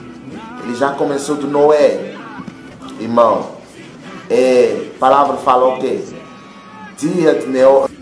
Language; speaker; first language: Portuguese; non-native, learner; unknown